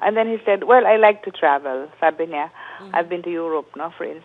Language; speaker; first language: English; non-native, local second language; Filipino